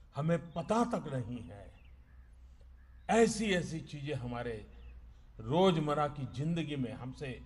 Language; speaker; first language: Hindi; non-native, local second language; Gujarati